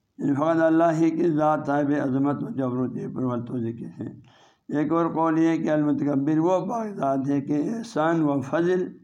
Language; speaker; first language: Urdu; non-native, local second language; Balti